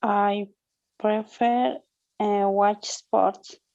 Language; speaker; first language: English; non-native, learner; Spanish